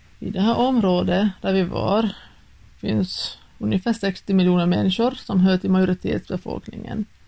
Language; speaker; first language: Swedish; native; Swedish